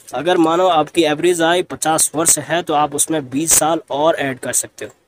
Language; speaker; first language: Hindi; native; Hindi